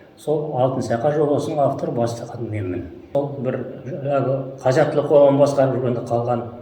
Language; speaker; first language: Kazakh; native; Kazakh